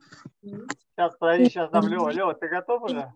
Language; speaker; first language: Russian; native; Russian